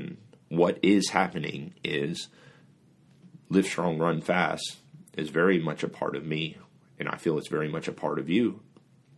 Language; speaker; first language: English; native; English